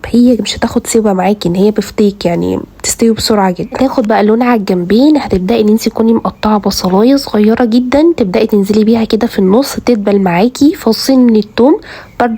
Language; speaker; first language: Arabic; native; Arabic